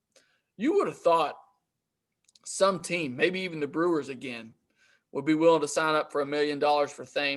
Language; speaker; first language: English; native; English